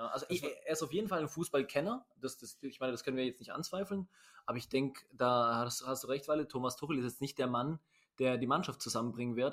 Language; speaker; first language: German; native; German